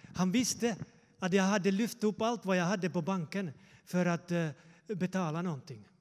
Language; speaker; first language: Swedish; non-native, fluent; Finnish